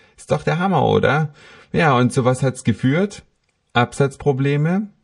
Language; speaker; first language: German; native; German